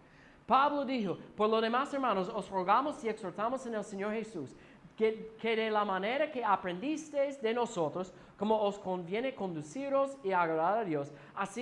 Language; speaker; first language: Spanish; non-native, fluent; English